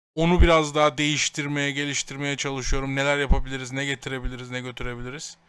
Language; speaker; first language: Turkish; native; Turkish